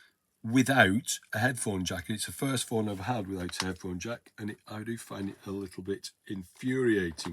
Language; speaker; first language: English; native; English